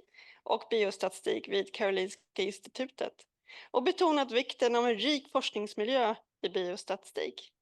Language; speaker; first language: Swedish; native; Swedish